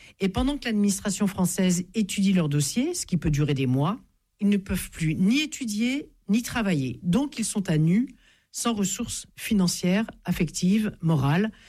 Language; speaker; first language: French; native; French